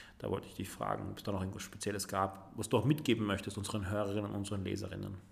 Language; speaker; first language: German; native; German